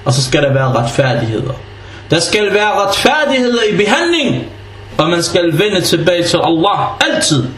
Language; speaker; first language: Danish; early bilingual, other home language; Arabic